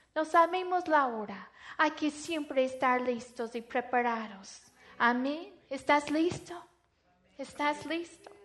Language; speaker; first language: Spanish; non-native, fluent; English